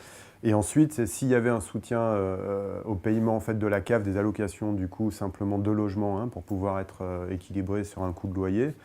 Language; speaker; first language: French; native; French